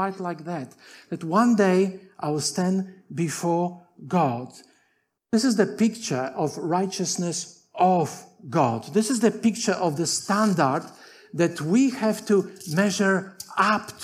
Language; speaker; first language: English; non-native, fluent; Polish